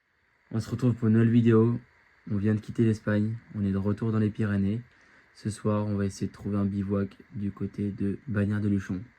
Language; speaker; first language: French; native; French